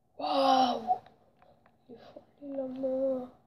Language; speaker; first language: French; native; French